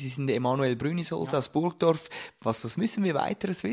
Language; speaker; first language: German; native; German